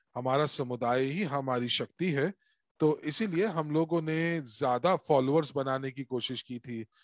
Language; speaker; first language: Hindi; native; Hindi